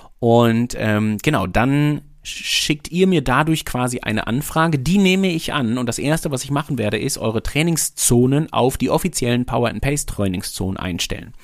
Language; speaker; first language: German; native; German